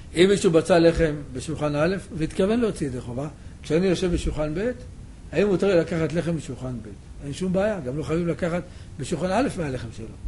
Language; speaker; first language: Hebrew; native; Hebrew